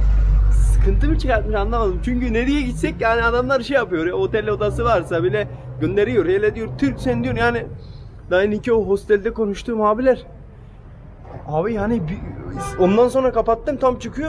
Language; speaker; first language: Turkish; native; Turkish